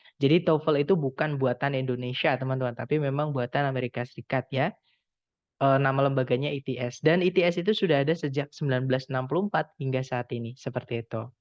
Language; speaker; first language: Indonesian; non-native, local second language; Javanese